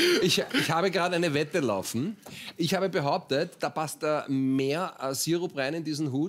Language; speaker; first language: German; native; German